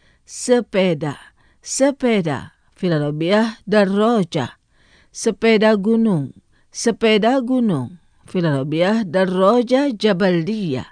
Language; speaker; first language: Arabic; non-native, fluent; Indonesian